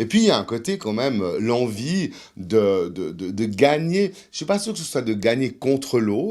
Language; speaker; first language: French; native; French